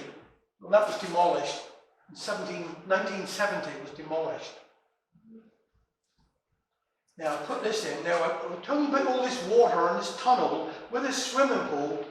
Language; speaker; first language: English; native; English